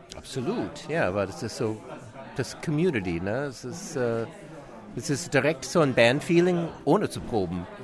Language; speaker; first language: German; non-native, fluent; English